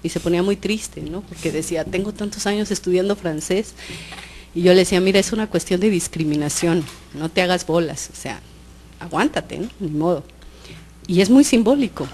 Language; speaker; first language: Spanish; native; Spanish